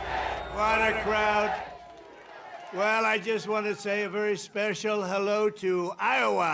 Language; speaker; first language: English; native; English